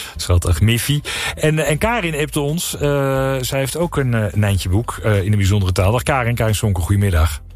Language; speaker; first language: Dutch; native; Dutch